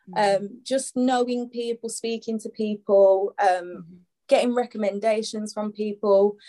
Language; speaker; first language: English; native; English